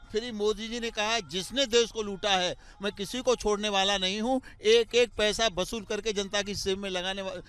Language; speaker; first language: Hindi; native; Hindi